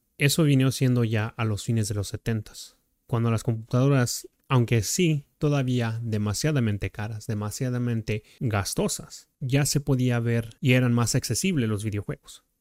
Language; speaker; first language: Spanish; early bilingual, heritage; Spanish